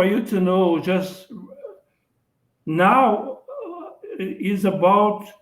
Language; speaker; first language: English; non-native, learner; Portuguese